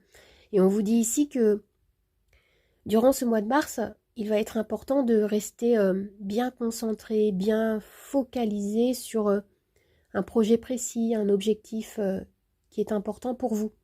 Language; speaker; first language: French; native; French